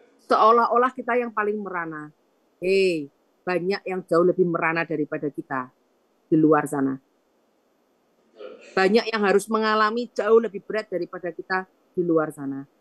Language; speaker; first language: Indonesian; native; Indonesian